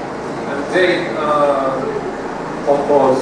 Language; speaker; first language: English; non-native, learner; Japanese